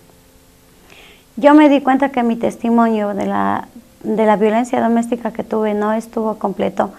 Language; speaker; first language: Spanish; native; Spanish